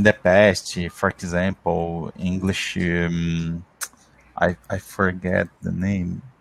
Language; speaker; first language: English; non-native, learner; Portuguese